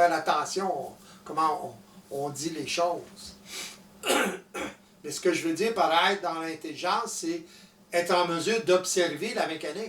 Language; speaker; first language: French; native; French